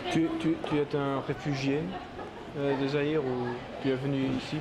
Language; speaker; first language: French; non-native, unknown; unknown